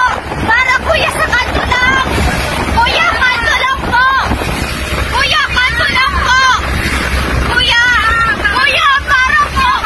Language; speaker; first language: Filipino; non-native, local second language; Bikol